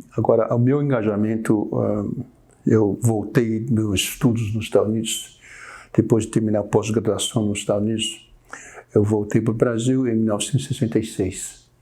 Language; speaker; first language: Portuguese; early bilingual, other home language; Chinese